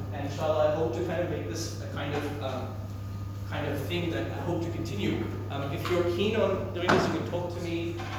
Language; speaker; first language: English; native; English